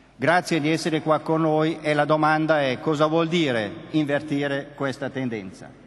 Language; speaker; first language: Italian; non-native, fluent; German